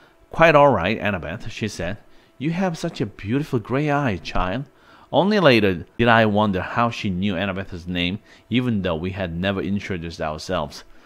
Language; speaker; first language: English; non-native, fluent; Korean